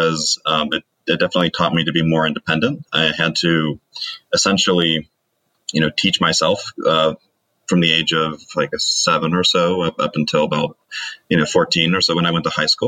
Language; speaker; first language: English; native; English